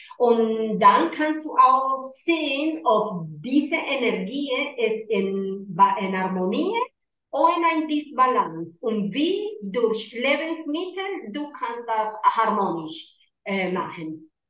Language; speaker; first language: German; non-native, learner; Spanish